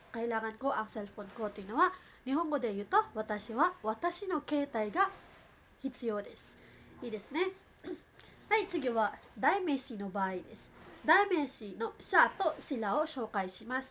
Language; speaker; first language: Japanese; non-native, fluent; Filipino